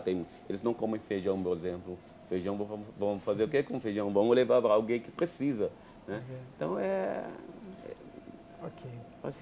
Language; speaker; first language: Portuguese; non-native, fluent; Arabic